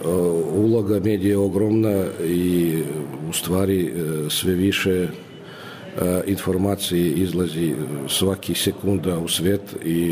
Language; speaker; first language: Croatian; non-native, fluent; Russian